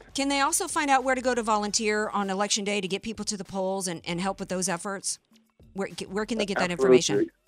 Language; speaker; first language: English; non-native, fluent; Swedish